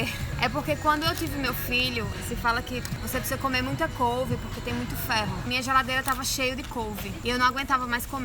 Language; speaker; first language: Portuguese; native; Portuguese